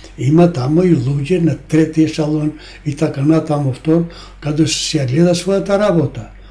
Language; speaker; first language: Macedonian; non-native, local second language; Albanian